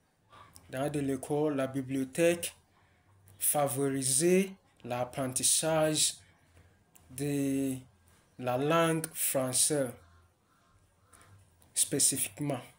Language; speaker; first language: French; non-native, learner; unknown